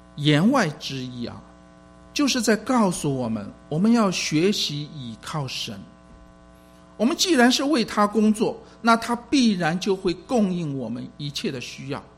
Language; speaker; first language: Chinese; native; Chinese